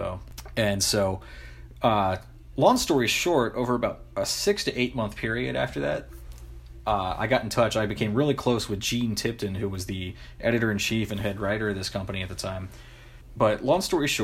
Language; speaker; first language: English; native; English